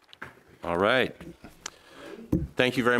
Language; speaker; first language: English; native; English